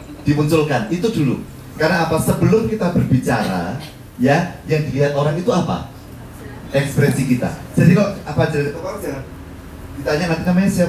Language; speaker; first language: Indonesian; native; Indonesian